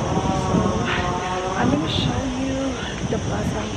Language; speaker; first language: English; non-native, fluent; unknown